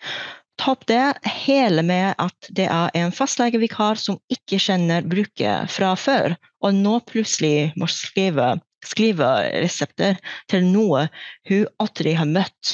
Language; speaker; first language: Norwegian; non-native, fluent; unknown